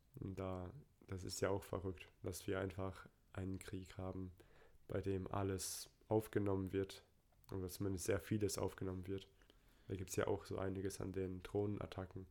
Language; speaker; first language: German; early bilingual, other home language; Turkish